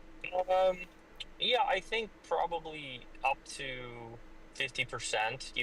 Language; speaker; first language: English; native; English